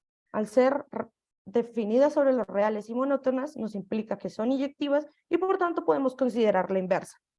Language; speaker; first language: Spanish; native; Spanish